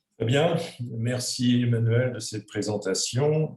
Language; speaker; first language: French; native; French